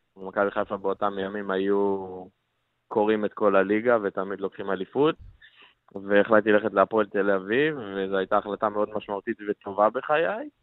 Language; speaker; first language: Hebrew; native; Hebrew